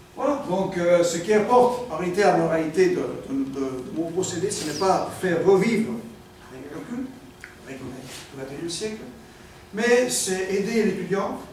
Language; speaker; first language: French; non-native, fluent; Spanish